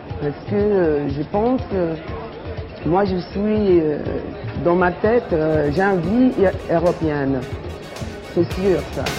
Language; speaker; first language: French; non-native, learner; English